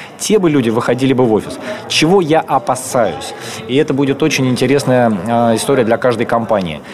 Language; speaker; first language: Russian; native; Russian